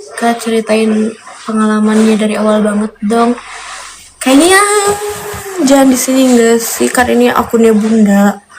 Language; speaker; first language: Indonesian; native; Indonesian